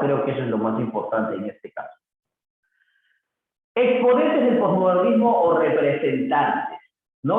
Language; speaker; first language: Spanish; native; Spanish